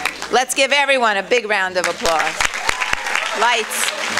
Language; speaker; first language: English; native; English